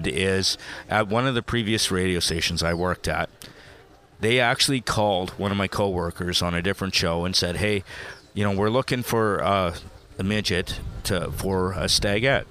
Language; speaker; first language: English; native; English